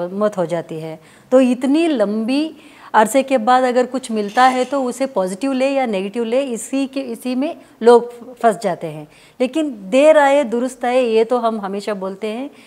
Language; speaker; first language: Hindi; non-native, local second language; Kannada